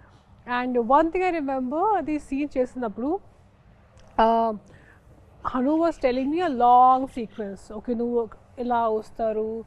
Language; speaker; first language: Telugu; non-native, fluent; Hindi